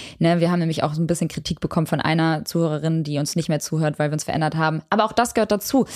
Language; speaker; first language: German; early bilingual, other home language; Albanian